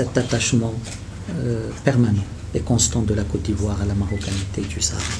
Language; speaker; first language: French; non-native, local second language; Arabic